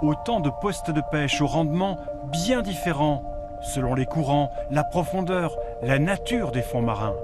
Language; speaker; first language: French; native; French